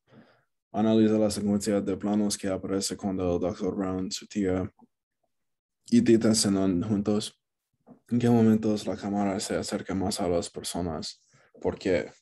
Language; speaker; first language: Spanish; non-native, learner; English